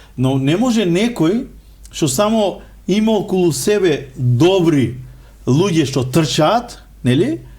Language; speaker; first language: Macedonian; non-native, local second language; Romany